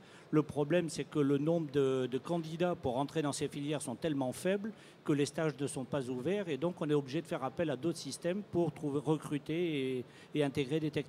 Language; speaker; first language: French; native; French